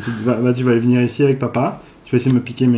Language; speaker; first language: French; native; French